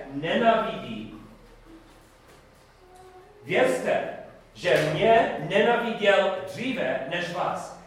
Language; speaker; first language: Czech; non-native, learner; English